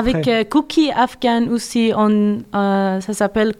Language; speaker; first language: French; non-native, learner; Persian